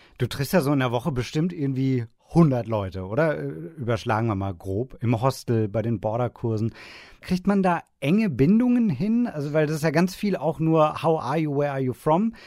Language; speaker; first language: German; native; German